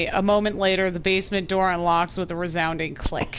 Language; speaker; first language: English; native; English